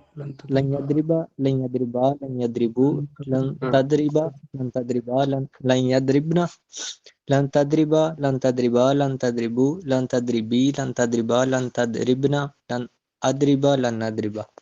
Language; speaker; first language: Arabic; non-native, learner; Urdu